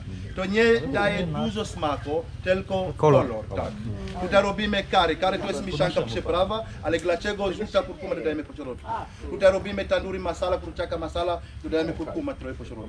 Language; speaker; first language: Polish; non-native, learner; Swahili